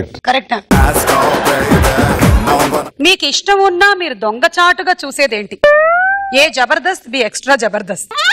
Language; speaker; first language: Telugu; native; Telugu